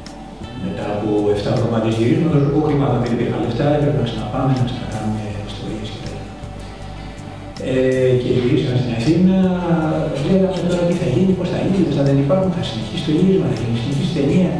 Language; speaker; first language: Greek; native; Greek